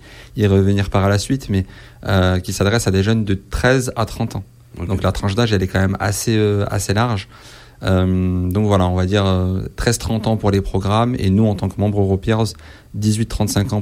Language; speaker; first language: French; native; French